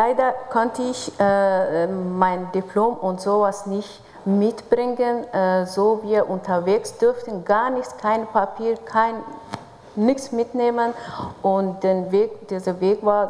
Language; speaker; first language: German; non-native, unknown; Persian